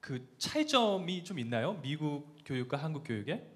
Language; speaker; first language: Korean; native; Korean